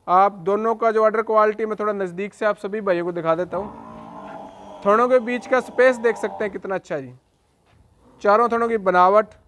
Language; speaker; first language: Hindi; native; Hindi